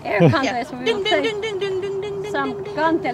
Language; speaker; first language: English; non-native, fluent; Finnish